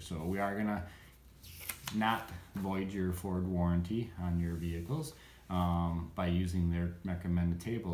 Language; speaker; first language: English; native; English